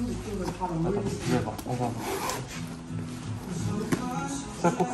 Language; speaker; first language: French; non-native, learner; Korean